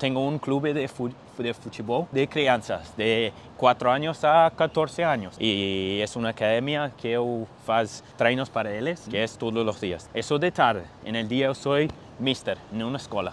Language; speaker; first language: Portuguese; non-native, fluent; English